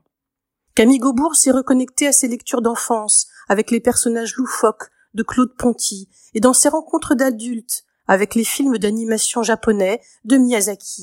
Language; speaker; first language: French; native; French